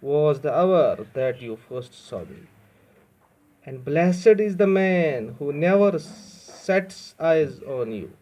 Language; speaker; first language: English; non-native, local second language; Urdu